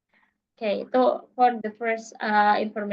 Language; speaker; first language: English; non-native, learner; Indonesian